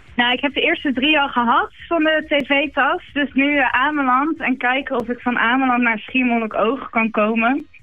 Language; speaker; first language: Dutch; native; Dutch